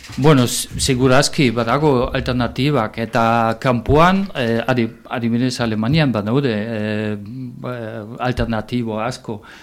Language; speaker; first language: Basque; non-native, fluent; German